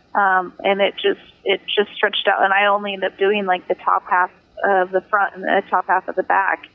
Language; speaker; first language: English; native; English